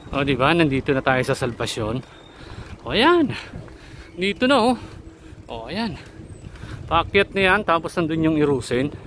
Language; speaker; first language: Filipino; non-native, local second language; Bikol